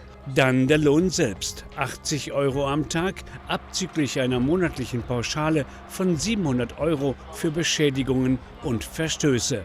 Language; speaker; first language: German; native; German